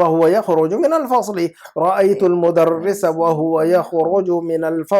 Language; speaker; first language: Arabic; non-native, fluent; Urdu